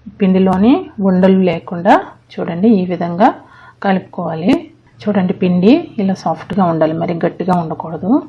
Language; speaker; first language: Telugu; native; Telugu